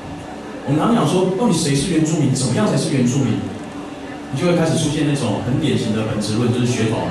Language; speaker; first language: Chinese; native; Chinese